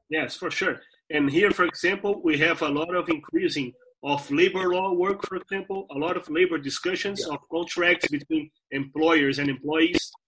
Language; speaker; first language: English; non-native, fluent; Portuguese